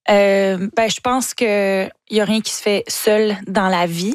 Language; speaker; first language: French; native; French